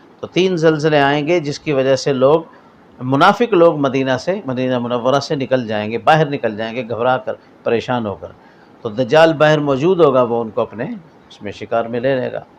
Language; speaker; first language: Urdu; non-native, local second language; Punjabi